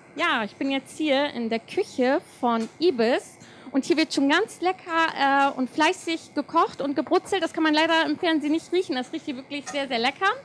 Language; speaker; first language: German; native; German